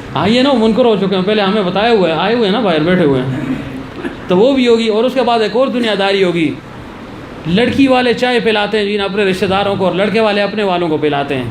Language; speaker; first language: Urdu; non-native, local second language; Pashto